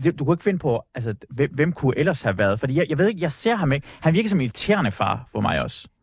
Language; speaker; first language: Danish; early bilingual, other home language; Persian